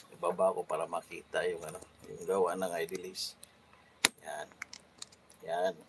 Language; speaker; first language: Filipino; non-native, local second language; Cebuano